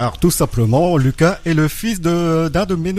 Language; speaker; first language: French; native; French